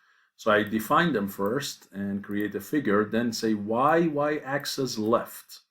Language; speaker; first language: English; non-native, fluent; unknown